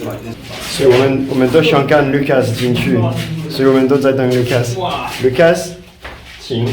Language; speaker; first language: Chinese; non-native, fluent; French